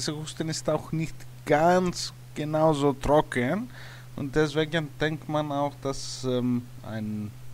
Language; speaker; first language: German; non-native, learner; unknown